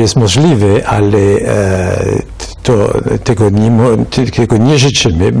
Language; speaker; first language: Polish; non-native, fluent; French